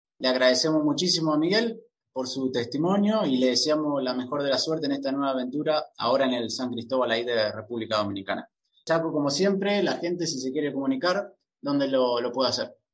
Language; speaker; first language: Spanish; native; Spanish